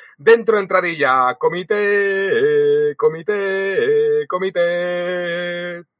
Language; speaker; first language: Spanish; native; Spanish